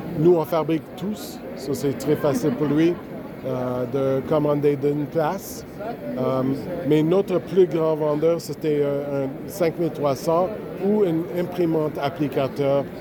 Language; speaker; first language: French; non-native, local second language; English